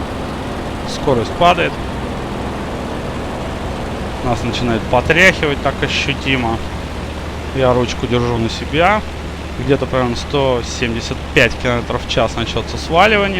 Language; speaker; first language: Russian; native; Russian